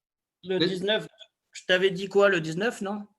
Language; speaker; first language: French; native; French